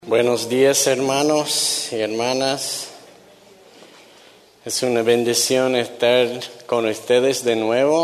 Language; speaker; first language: Spanish; non-native, fluent; English